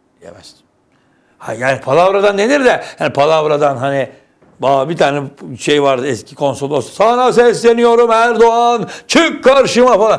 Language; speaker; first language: Turkish; native; Turkish